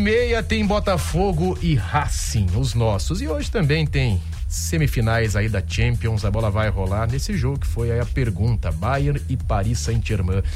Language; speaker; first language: Portuguese; native; Portuguese